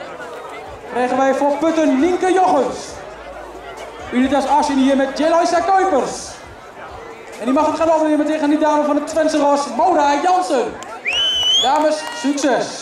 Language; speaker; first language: Dutch; native; Dutch